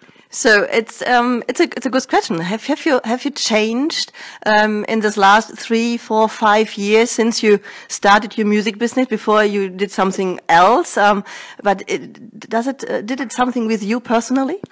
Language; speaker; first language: English; non-native, fluent; German